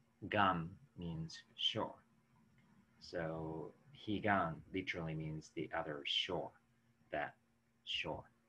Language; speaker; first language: English; non-native, fluent; Japanese